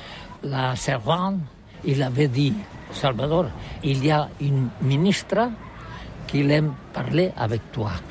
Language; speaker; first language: French; non-native, learner; Catalan